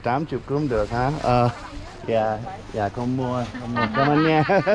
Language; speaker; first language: Vietnamese; non-native, learner; English